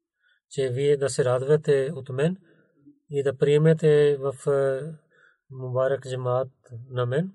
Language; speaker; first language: Bulgarian; non-native, fluent; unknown